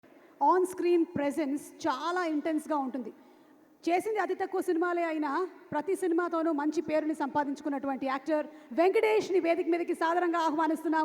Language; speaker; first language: Telugu; native; Telugu